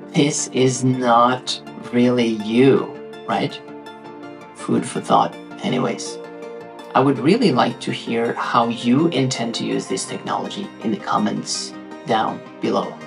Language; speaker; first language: English; non-native, fluent; Norwegian